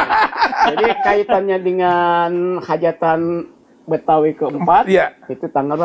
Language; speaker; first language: Indonesian; native; Indonesian